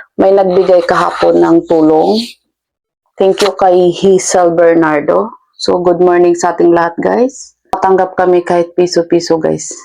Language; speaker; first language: Filipino; non-native, local second language; Cebuano